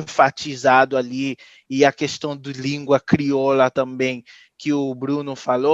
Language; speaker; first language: Portuguese; non-native, fluent; Haitian Creole